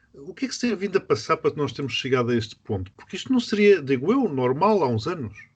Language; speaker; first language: Portuguese; native; Portuguese